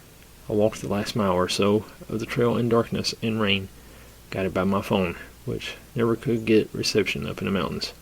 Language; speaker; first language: English; native; English